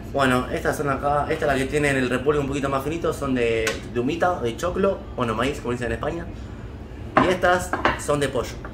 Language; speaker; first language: Spanish; native; Spanish